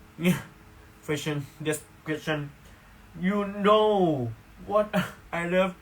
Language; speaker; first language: English; non-native, learner; Thai